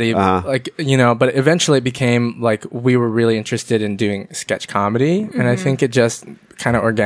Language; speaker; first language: English; early bilingual, other home language; Vietnamese